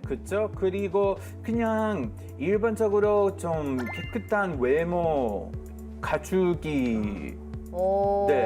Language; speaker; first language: Korean; non-native, fluent; Hebrew